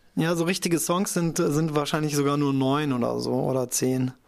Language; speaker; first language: German; native; German